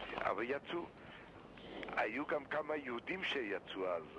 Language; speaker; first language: Hebrew; non-native, fluent; Lithuanian